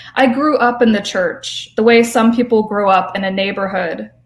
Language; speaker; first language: English; native; English